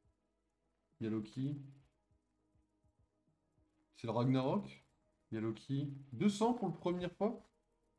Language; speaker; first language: French; native; French